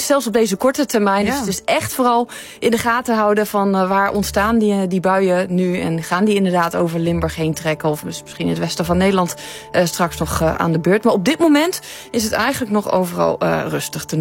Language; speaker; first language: Dutch; native; Dutch